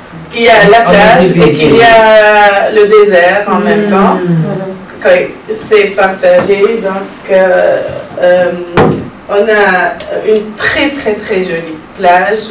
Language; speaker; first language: French; non-native, local second language; Arabic